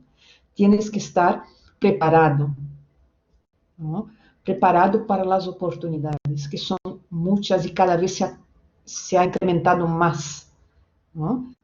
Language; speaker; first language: Spanish; non-native, fluent; Portuguese